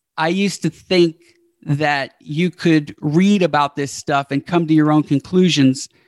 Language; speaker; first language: English; native; English